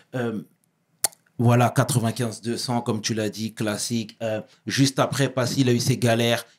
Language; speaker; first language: French; native; French